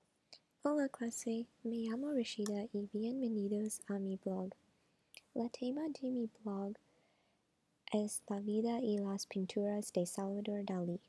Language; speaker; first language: Spanish; non-native, learner; English